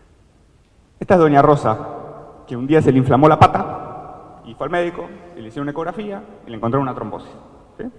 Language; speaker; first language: Spanish; native; Spanish